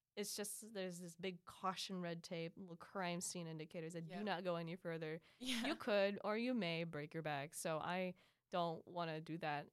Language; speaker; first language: English; early bilingual, other home language; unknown